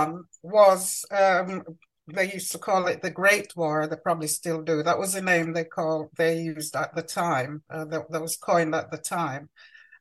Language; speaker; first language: English; native; English